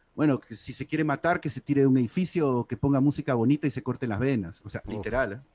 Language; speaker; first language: Spanish; native; Spanish